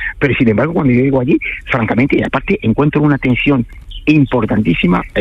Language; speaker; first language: Spanish; non-native, fluent; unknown